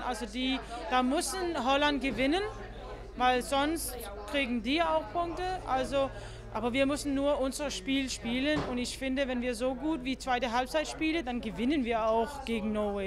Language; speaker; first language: German; non-native, fluent; Danish